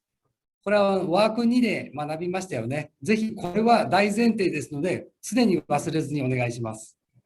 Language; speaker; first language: Japanese; native; Japanese